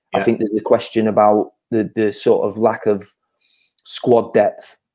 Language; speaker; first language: English; native; English